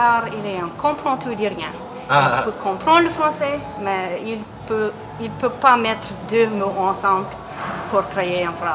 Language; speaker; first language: French; non-native, local second language; English